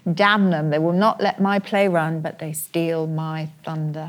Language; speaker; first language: English; native; English